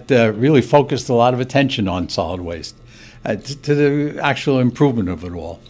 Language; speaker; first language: English; native; English